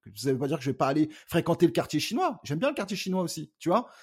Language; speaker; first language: French; native; French